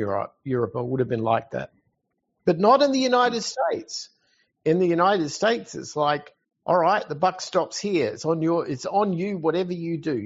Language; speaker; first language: English; native; English